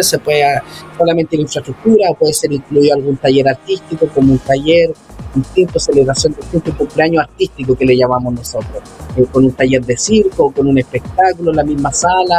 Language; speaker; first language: Spanish; native; Spanish